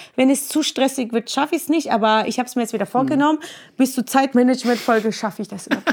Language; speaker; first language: German; non-native, fluent; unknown